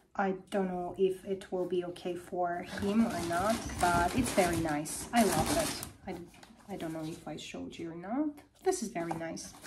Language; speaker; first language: English; non-native, fluent; Azerbaijani